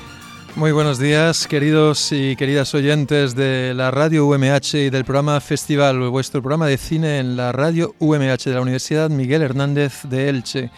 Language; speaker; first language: Spanish; native; Spanish